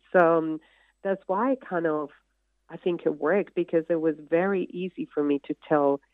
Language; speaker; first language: English; non-native, fluent; Spanish